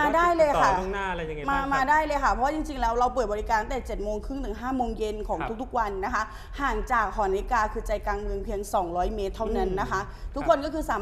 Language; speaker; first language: Thai; native; Thai